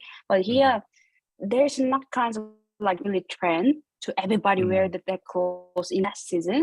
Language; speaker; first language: English; non-native, learner; Korean